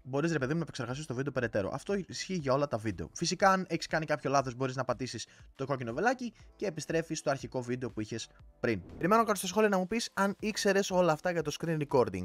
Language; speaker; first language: Greek; native; Greek